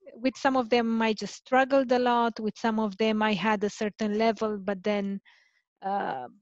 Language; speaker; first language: English; non-native, fluent; Romanian